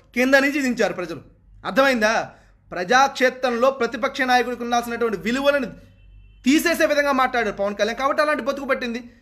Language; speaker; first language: Telugu; native; Telugu